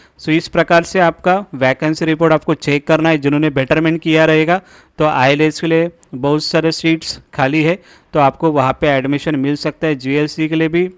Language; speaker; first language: Hindi; non-native, local second language; Marathi